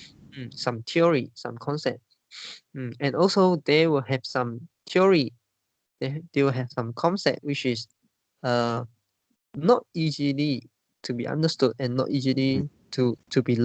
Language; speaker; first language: English; non-native, fluent; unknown